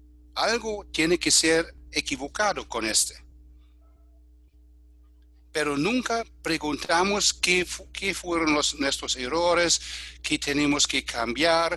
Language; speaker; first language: Spanish; non-native, fluent; German